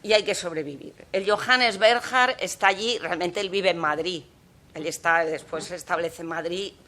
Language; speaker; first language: Spanish; non-native, local second language; Catalan